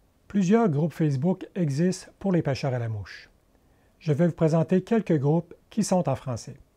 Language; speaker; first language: French; native; French